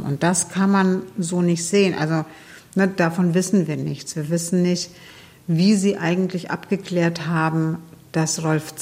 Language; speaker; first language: German; native; German